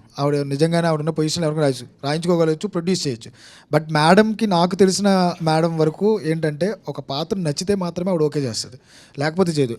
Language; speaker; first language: Telugu; native; Telugu